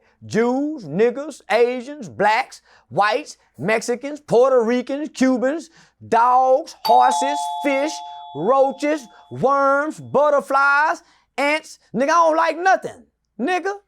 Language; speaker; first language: English; native; English